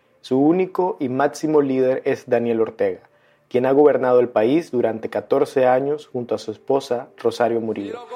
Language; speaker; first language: Spanish; native; Spanish